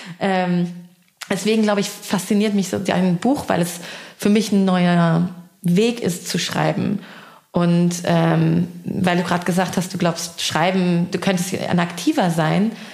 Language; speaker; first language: German; early bilingual, other home language; Persian